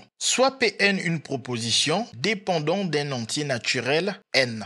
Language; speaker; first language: French; native; French